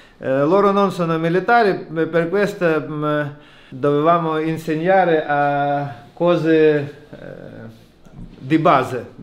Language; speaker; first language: Italian; non-native, learner; Ukrainian